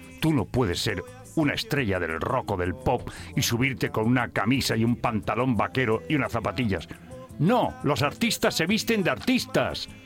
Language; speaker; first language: Spanish; native; Spanish